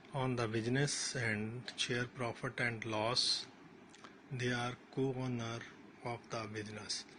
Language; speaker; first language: English; non-native, local second language; Punjabi